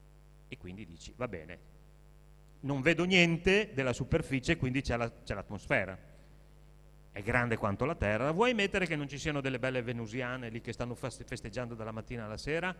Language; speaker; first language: Italian; native; Italian